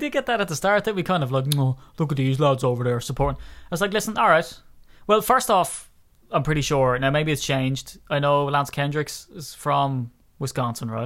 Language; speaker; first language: English; native; English